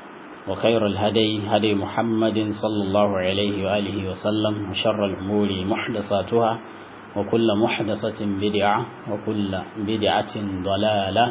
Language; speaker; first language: Arabic; non-native, fluent; Hausa